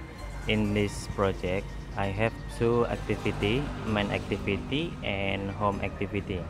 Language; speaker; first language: English; non-native, learner; Indonesian